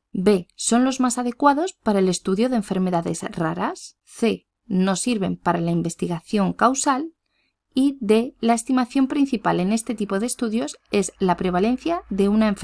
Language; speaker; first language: Spanish; native; Spanish